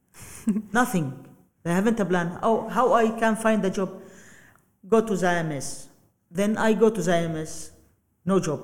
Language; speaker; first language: English; non-native, learner; Arabic